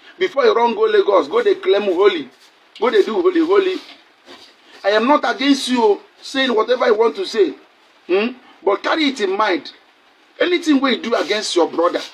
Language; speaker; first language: Nigerian Pidgin; non-native, local second language; Igbo